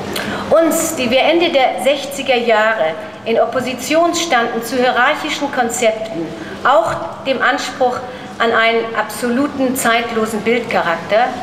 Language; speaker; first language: German; native; German